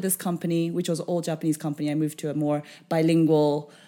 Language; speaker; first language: English; non-native, local second language; Japanese